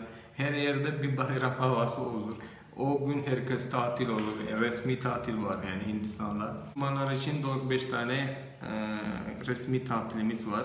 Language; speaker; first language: Turkish; non-native, fluent; Malayalam